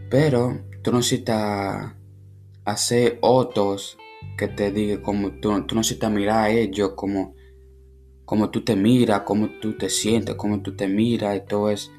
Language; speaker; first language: Spanish; non-native, learner; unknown